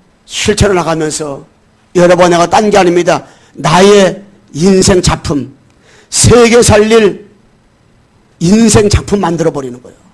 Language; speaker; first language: Korean; native; Korean